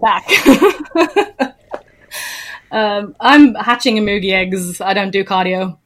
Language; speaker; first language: English; native; English